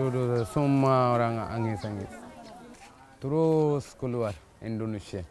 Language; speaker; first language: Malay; non-native, learner; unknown